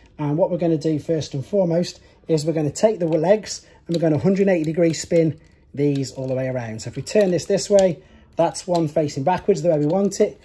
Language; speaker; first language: English; native; English